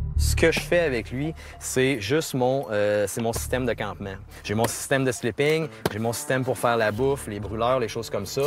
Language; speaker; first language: French; native; French